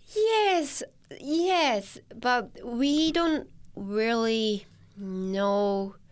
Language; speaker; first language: English; non-native, fluent; Japanese